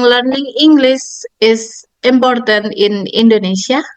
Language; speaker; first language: English; non-native, learner; Indonesian